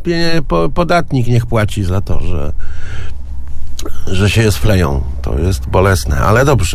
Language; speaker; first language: Polish; native; Polish